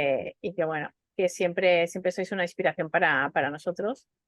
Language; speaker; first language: Spanish; native; Spanish